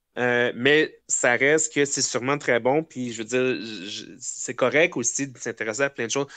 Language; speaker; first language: French; native; French